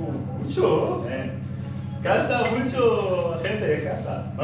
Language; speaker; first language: Spanish; non-native, learner; Arabic